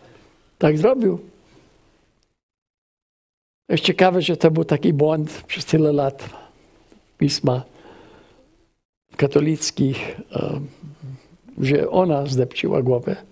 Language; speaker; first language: Polish; early bilingual, heritage; English